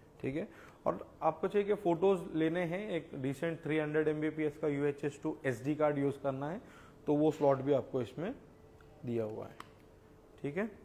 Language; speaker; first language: Hindi; non-native, local second language; Marathi